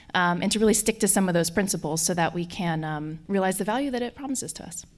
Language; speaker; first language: English; native; English